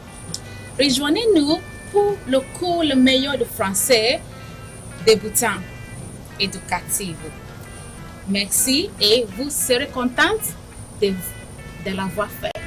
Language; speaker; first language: French; non-native, fluent; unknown